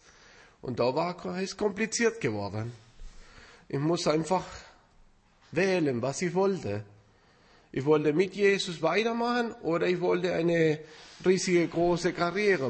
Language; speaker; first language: German; non-native, fluent; Spanish